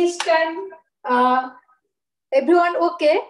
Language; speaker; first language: English; non-native, learner; Bangla